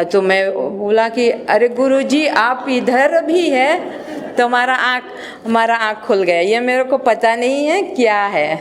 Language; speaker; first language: Hindi; non-native, local second language; Marathi